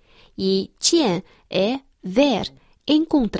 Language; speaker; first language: Portuguese; non-native, fluent; Chinese